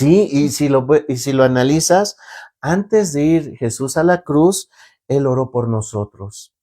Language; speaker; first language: Spanish; native; Spanish